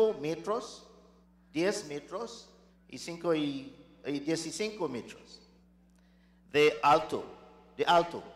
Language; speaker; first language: Spanish; non-native, learner; English